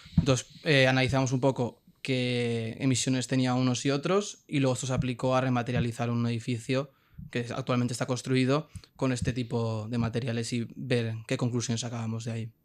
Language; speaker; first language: Spanish; native; Spanish